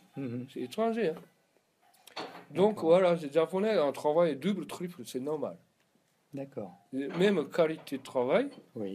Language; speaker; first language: French; non-native, learner; Japanese